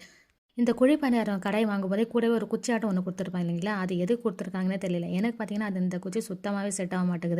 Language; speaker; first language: Tamil; native; Tamil